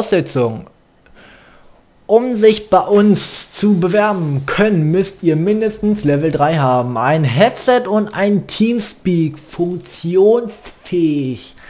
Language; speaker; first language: German; native; German